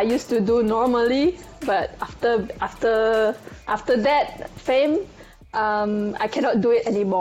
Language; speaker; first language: English; non-native, local second language; Malay